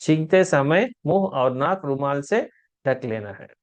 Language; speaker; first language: Hindi; non-native, local second language; Telugu